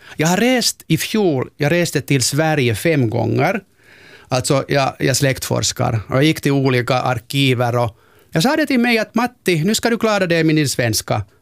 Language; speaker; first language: Swedish; non-native, local second language; Finnish